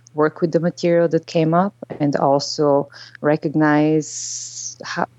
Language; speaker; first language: English; non-native, fluent; Bulgarian